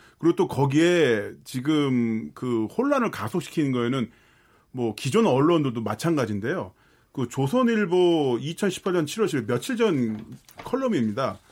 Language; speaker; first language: Korean; native; Korean